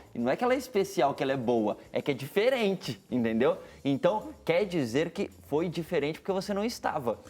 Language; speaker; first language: Portuguese; native; Portuguese